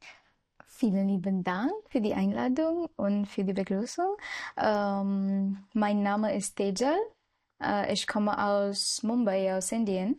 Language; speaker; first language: German; non-native, learner; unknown